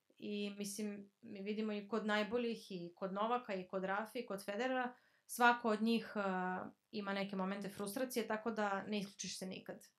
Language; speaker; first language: Croatian; early bilingual, heritage; Serbian